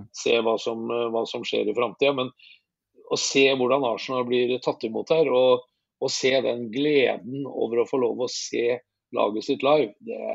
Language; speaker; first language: Norwegian; native; Norwegian